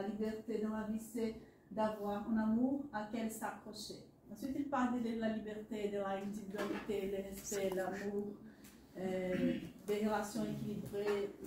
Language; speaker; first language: French; non-native, learner; Portuguese